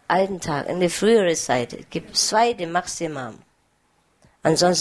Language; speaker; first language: German; non-native, fluent; Vietnamese